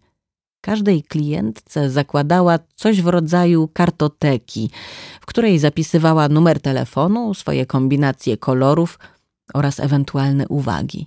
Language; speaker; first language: Polish; native; Polish